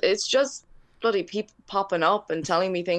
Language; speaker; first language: English; native; English